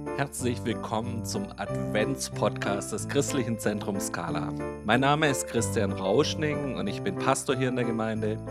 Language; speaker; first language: German; native; German